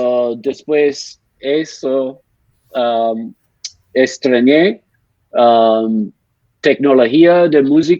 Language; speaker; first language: Spanish; non-native, learner; English